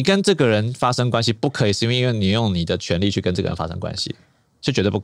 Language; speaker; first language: Chinese; native; Chinese